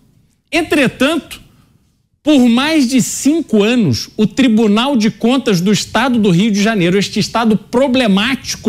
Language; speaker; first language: Portuguese; native; Portuguese